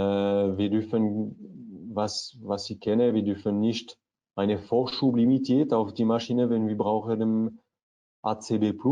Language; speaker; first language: German; non-native, learner; French